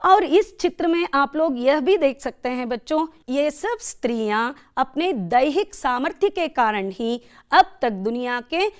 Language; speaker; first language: Hindi; non-native, local second language; Kannada